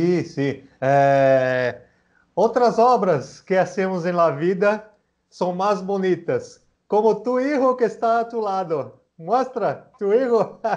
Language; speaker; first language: Spanish; non-native, learner; Portuguese